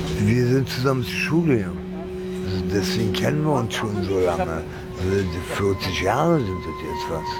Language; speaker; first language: German; early bilingual, other home language; Italian